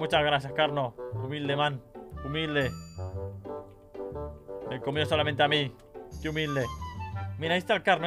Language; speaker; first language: Spanish; native; Spanish